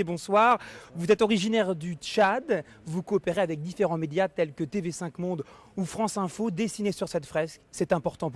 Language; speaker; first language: French; native; French